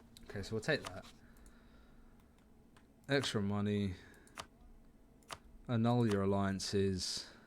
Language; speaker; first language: English; native; English